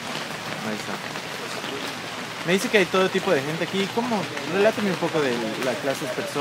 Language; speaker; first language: Spanish; native; Spanish